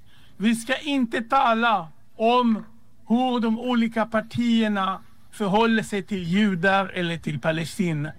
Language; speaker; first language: Swedish; non-native, fluent; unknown